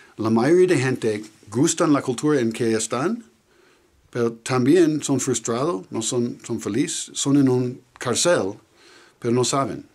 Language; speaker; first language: Spanish; non-native, learner; English